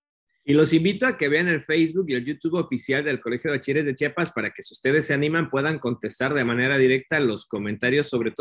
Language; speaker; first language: Spanish; native; Spanish